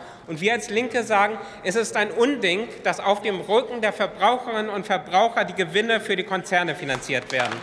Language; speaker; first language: German; native; German